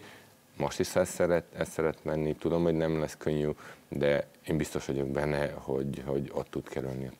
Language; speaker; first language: Hungarian; non-native, fluent; Serbian